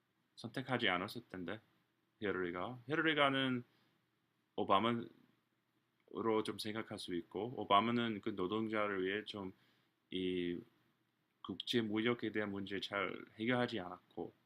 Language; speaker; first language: Korean; non-native, fluent; English